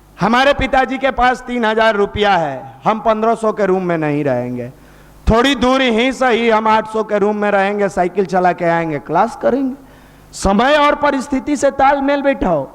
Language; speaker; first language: Hindi; native; Hindi